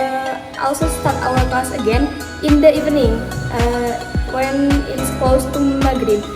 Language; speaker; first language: English; non-native, learner; Indonesian